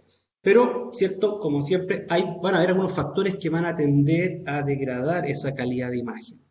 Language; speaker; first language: Spanish; native; Spanish